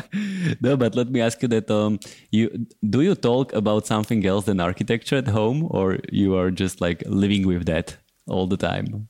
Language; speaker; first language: English; non-native, fluent; Slovak